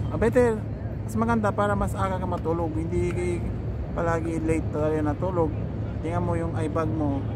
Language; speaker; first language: Filipino; non-native, learner; Persian